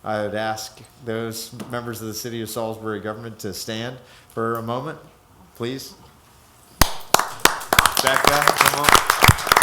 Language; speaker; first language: English; native; English